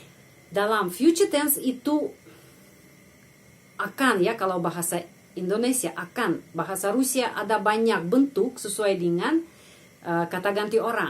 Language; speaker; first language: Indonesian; non-native, fluent; Russian